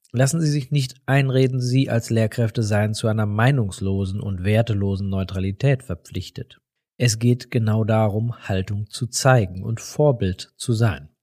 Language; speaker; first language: German; native; German